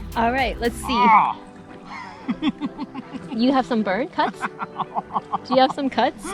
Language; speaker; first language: English; native; English